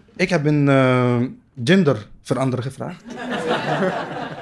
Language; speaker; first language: Dutch; non-native, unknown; Arabic